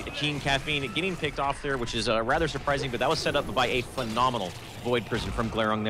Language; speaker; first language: English; native; English